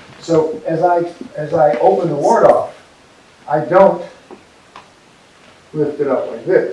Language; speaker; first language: English; native; English